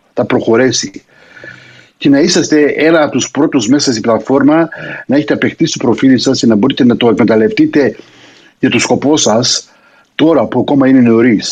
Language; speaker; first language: Greek; early bilingual, heritage; Greek